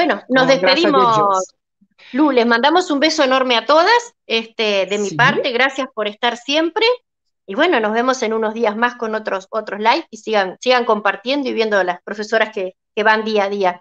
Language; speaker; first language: Spanish; native; Spanish